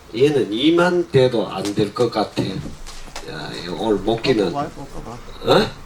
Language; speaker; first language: Korean; native; Korean